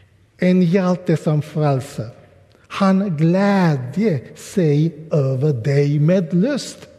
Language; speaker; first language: Swedish; non-native, fluent; English